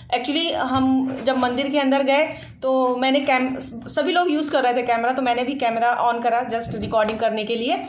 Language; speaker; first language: Hindi; native; Hindi